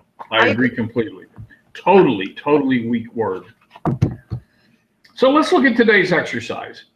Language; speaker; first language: English; native; English